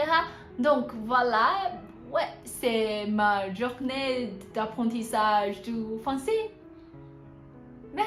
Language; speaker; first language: French; non-native, fluent; Hakka Chinese